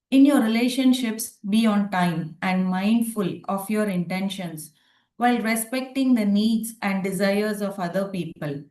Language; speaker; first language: English; non-native, local second language; Tamil